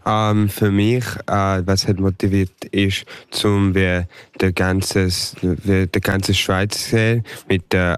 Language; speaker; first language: German; early bilingual, heritage; English